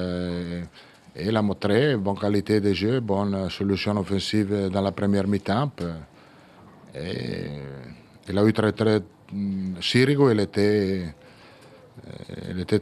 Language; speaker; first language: French; non-native, fluent; Italian